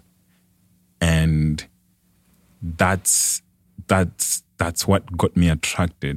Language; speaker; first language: English; non-native, local second language; Nyanja